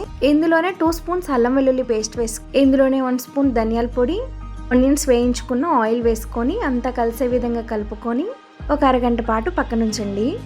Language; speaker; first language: Telugu; native; Telugu